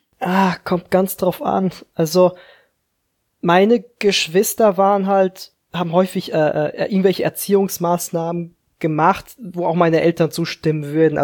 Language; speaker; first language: German; early bilingual, other home language; Slovak